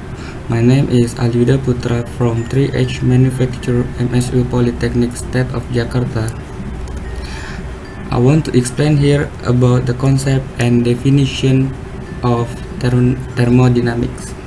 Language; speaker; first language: English; non-native, learner; Indonesian